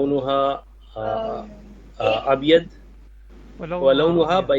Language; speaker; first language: Arabic; non-native, learner; Urdu